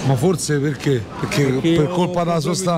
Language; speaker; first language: Italian; native; Italian